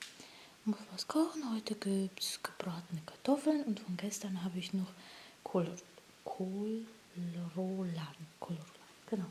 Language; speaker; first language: German; native; German